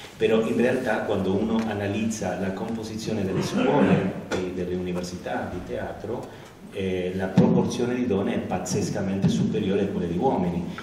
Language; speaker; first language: Italian; non-native, learner; Spanish